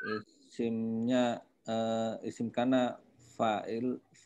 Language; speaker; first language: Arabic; non-native, learner; Indonesian